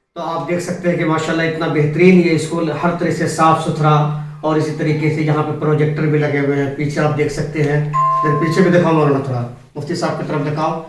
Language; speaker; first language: Urdu; native; Urdu